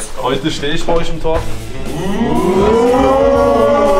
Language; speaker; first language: German; native; German